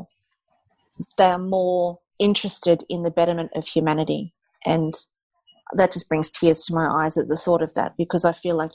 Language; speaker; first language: English; native; English